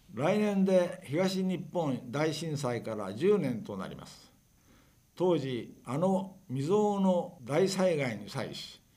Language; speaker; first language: Japanese; native; Japanese